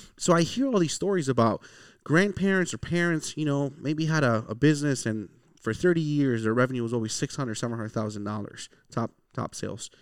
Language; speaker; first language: English; early bilingual, other home language; Spanish